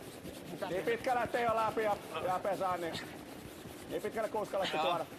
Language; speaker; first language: Finnish; native; Finnish